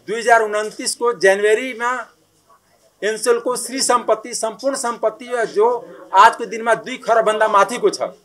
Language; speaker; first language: Nepali; non-native, local second language; Maithili